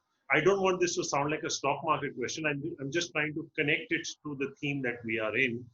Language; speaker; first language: English; non-native, local second language; Hindi